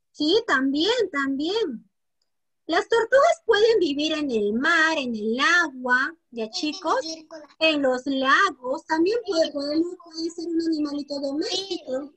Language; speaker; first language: Spanish; native; Spanish